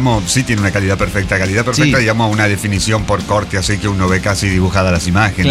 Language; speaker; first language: Spanish; native; Spanish